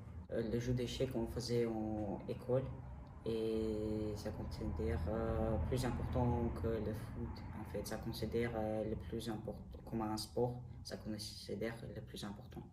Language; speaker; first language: French; non-native, learner; Armenian